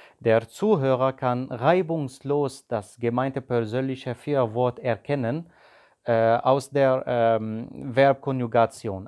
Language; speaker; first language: German; non-native, fluent; Arabic